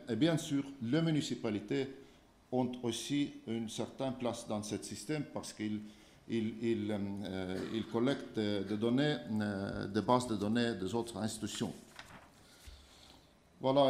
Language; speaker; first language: French; non-native, fluent; Estonian